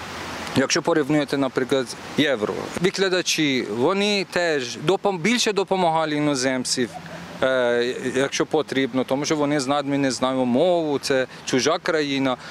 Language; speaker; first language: Ukrainian; non-native, learner; Persian